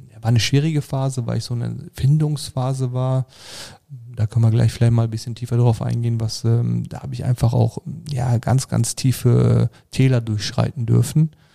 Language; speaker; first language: German; early bilingual, other home language; Turkish